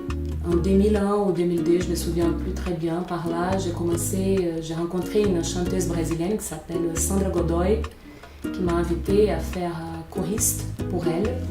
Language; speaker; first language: French; non-native, fluent; Portuguese